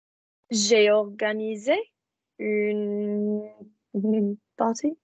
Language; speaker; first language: French; non-native, learner; English